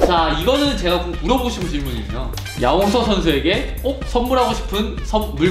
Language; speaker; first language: Korean; native; Korean